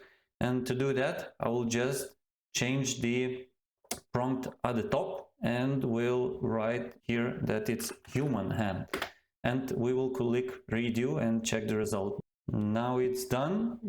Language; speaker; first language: English; non-native, fluent; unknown